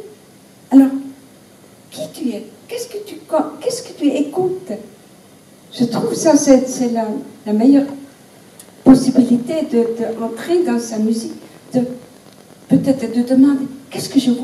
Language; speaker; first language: French; non-native, learner; German